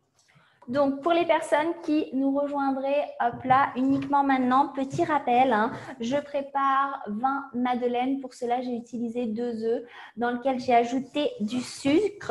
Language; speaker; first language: French; native; French